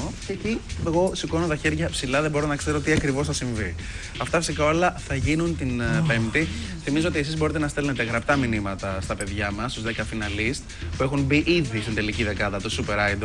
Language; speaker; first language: Greek; native; Greek